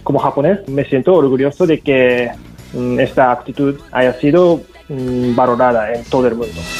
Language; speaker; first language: Spanish; non-native, fluent; Japanese